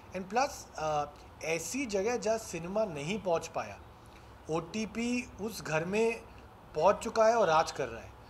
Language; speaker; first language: Hindi; early bilingual, heritage; Hindi